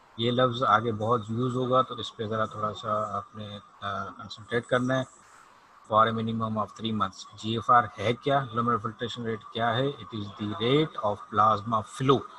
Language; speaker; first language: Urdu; native; Urdu